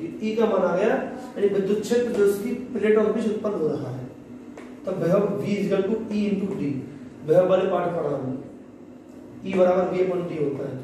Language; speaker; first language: Hindi; native; Hindi